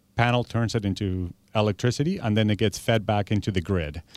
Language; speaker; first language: English; early bilingual, other home language; Spanish